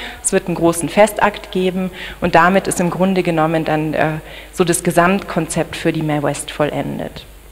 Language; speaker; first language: German; native; German